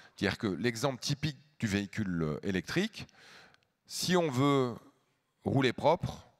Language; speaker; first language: French; native; French